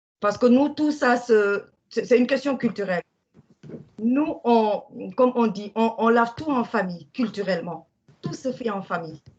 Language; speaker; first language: French; non-native, local second language; Wolof